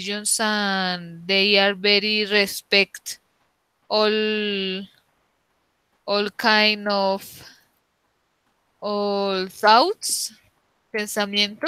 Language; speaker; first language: English; non-native, learner; Spanish